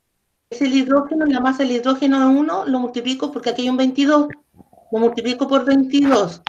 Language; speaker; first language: Spanish; native; Spanish